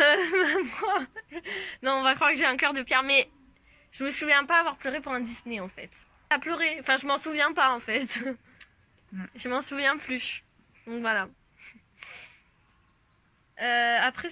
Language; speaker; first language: French; native; French